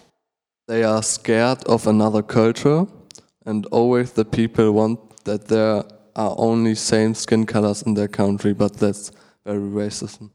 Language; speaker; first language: English; non-native, learner; German